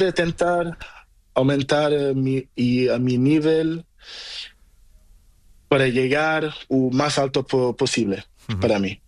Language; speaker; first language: Spanish; non-native, learner; Portuguese